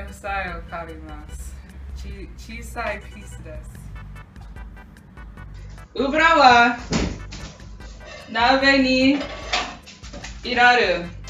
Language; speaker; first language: Japanese; non-native, learner; English